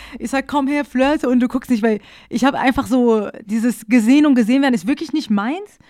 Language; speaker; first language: German; early bilingual, other home language; Persian